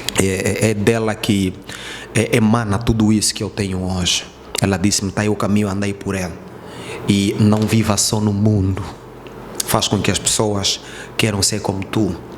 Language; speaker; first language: Portuguese; native; Portuguese